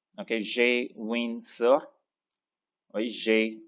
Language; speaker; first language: French; non-native, fluent; Tamil